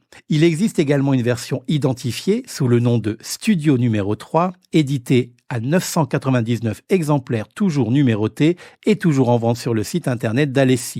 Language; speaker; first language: French; native; French